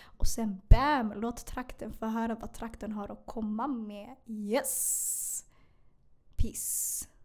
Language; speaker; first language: Swedish; early bilingual, other home language; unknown